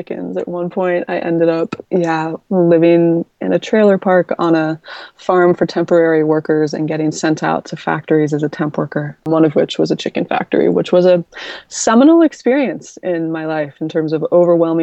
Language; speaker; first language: English; native; English